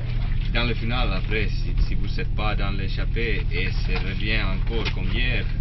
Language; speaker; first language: French; non-native, learner; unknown